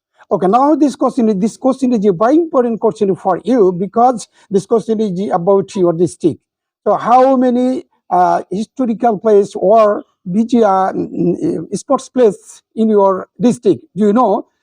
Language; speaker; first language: English; non-native, local second language; Bangla